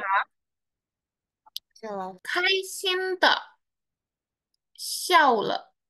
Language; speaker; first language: Chinese; non-native, fluent; Indonesian